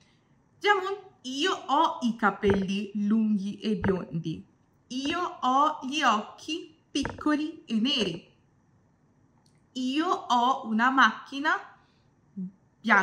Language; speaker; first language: Italian; non-native, fluent; Bangla